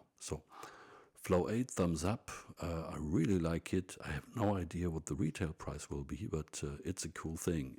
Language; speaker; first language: English; non-native, fluent; German